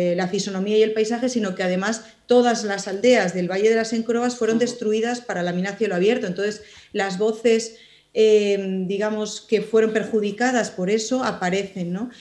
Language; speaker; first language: Spanish; native; Spanish